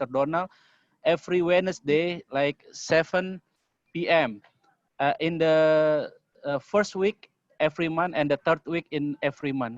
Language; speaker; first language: English; non-native, learner; Indonesian